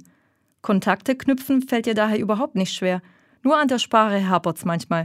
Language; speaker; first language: German; native; German